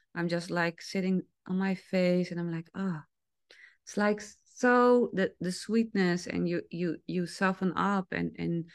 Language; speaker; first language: English; non-native, fluent; Dutch